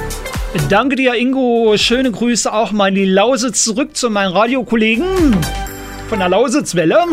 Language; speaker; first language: German; native; German